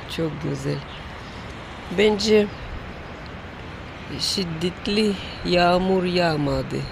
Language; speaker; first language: Turkish; non-native, learner; Russian